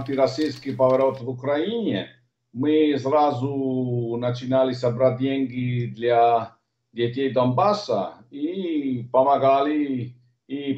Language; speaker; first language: Russian; non-native, learner; Italian